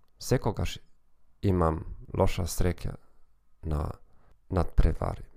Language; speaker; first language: Macedonian; non-native, learner; German